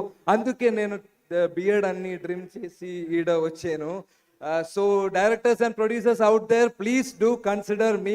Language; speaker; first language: Telugu; non-native, learner; Malayalam